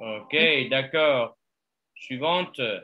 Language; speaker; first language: French; non-native, fluent; Spanish